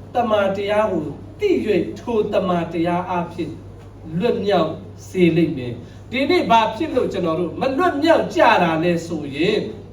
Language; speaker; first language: Burmese; non-native, local second language; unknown